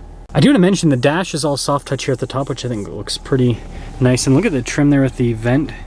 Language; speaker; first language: English; native; English